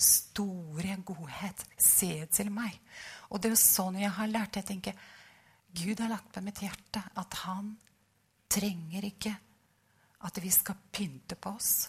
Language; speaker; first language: Norwegian; non-native, fluent; Russian